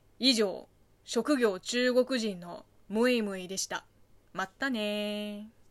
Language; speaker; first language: Japanese; non-native, fluent; Chinese